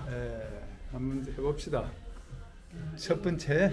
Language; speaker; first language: Korean; native; Korean